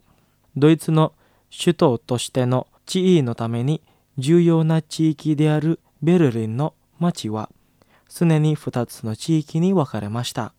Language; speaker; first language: Japanese; non-native, fluent; Indonesian